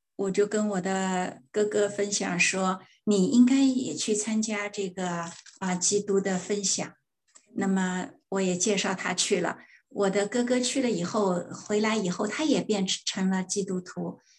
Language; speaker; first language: Chinese; non-native, fluent; German